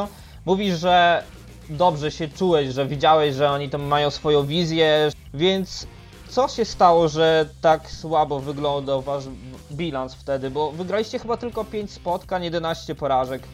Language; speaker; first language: Polish; native; Polish